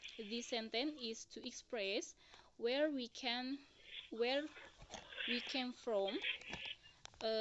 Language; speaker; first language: English; non-native, learner; Indonesian